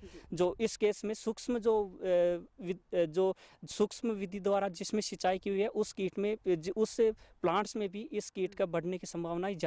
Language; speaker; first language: Hindi; native; Hindi